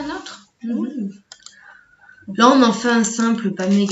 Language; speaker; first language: French; native; French